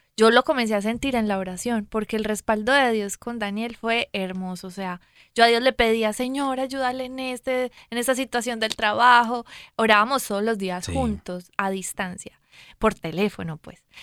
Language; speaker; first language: Spanish; native; Spanish